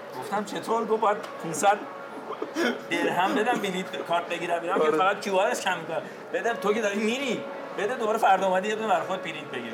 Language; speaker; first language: Persian; non-native, local second language; Azerbaijani